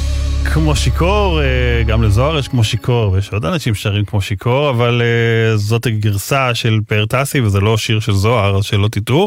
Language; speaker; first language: Hebrew; native; Hebrew